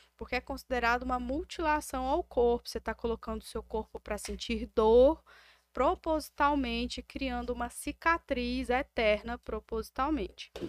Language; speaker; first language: Portuguese; native; Portuguese